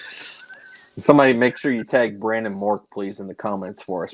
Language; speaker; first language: English; native; English